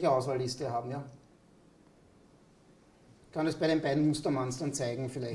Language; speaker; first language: German; native; German